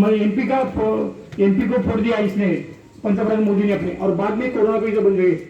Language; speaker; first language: Hindi; non-native, local second language; Marathi